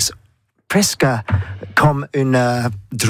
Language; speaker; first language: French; non-native, learner; English